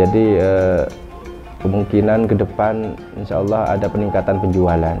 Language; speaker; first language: Indonesian; non-native, local second language; Madurese